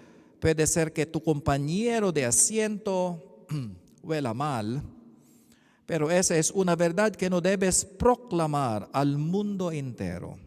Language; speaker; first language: Spanish; non-native, learner; Filipino